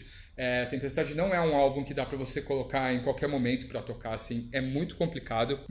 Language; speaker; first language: Portuguese; native; Portuguese